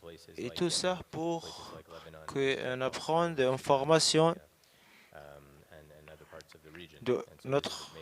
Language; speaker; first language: French; non-native, learner; Arabic